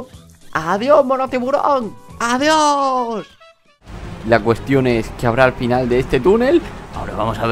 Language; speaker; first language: Spanish; native; Spanish